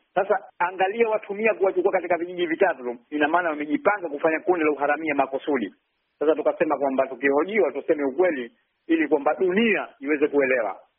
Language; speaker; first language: Swahili; native; Swahili